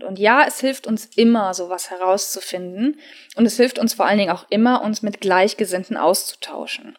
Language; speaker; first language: German; native; German